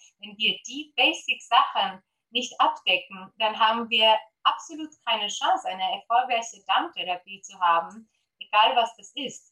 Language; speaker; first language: German; non-native, fluent; Polish